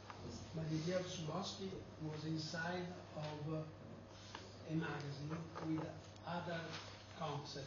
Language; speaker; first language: English; non-native, learner; Italian